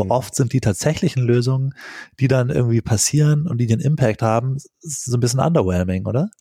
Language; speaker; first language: German; native; German